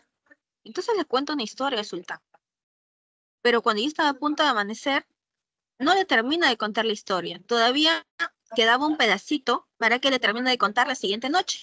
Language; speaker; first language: Spanish; native; Spanish